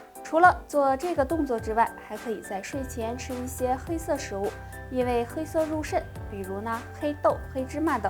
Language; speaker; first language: Chinese; native; Chinese